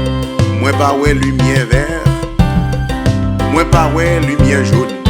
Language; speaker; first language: French; non-native, learner; Haitian Creole